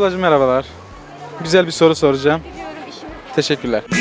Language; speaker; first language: Turkish; native; Turkish